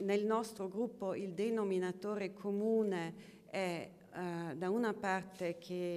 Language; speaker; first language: Italian; non-native, local second language; German